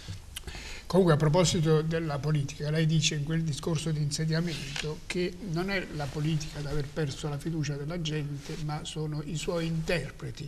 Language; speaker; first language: Italian; native; Italian